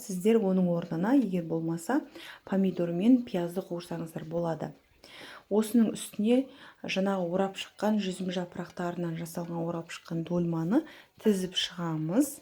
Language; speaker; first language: Kazakh; native; Kazakh